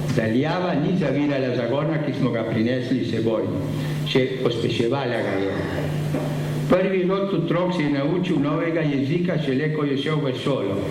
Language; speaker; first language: Slovenian; early bilingual, heritage; Slovenian